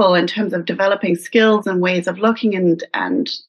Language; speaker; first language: English; native; English